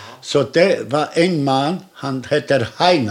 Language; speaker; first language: Swedish; non-native, learner; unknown